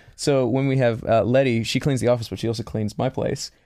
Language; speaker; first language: English; native; English